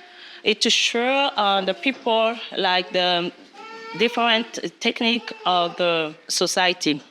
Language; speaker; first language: English; non-native, learner; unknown